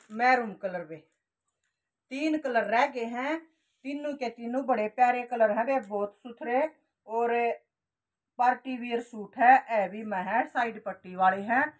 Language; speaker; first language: Hindi; native; Hindi